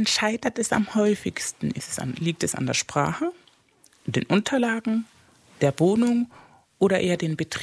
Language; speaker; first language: German; non-native, fluent; Spanish